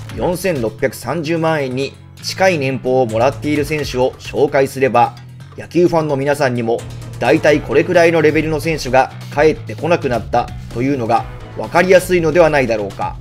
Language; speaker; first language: Japanese; native; Japanese